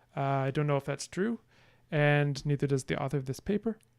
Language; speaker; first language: English; native; English